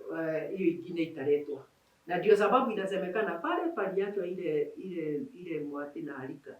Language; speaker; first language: Swahili; non-native, local second language; Kikuyu